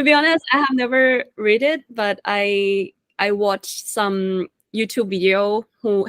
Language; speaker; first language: English; non-native, fluent; Thai